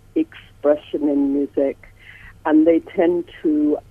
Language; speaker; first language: English; native; English